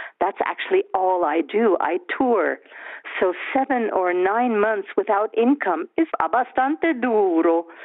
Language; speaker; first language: English; early bilingual, other home language; German